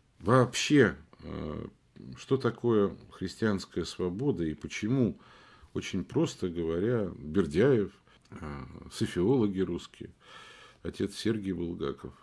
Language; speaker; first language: Russian; native; Russian